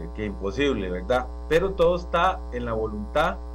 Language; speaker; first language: Spanish; native; Spanish